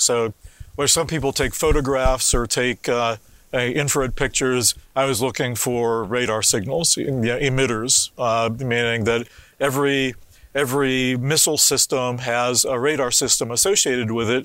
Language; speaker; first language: English; native; English